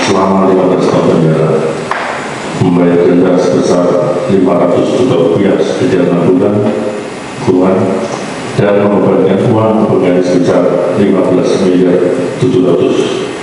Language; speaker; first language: Indonesian; non-native, local second language; Javanese